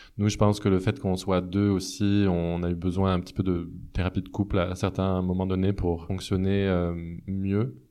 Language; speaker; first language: French; native; French